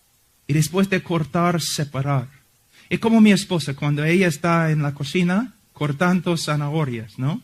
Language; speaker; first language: Spanish; non-native, fluent; English